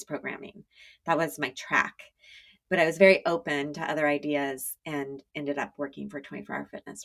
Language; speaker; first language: English; native; English